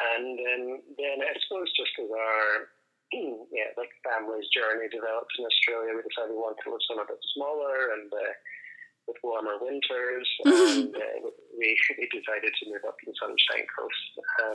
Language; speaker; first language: English; native; English